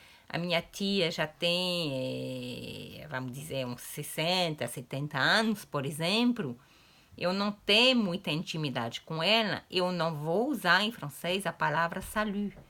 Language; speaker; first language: Portuguese; non-native, fluent; French